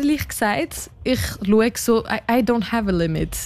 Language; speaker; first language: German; non-native, local second language; French